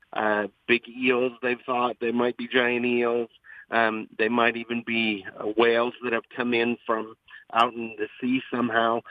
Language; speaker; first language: English; native; English